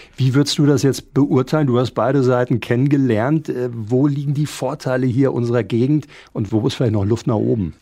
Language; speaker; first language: German; native; German